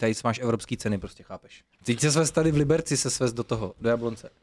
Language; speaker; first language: Czech; native; Czech